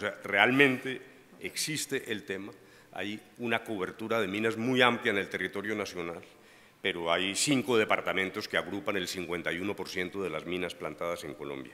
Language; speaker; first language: Spanish; native; Spanish